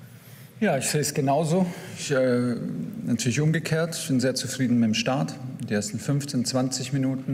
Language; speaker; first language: German; native; German